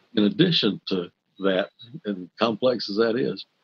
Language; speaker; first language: English; native; English